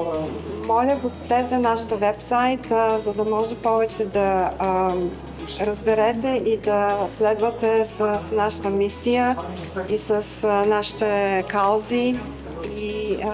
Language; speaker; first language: Bulgarian; early bilingual, heritage; Bulgarian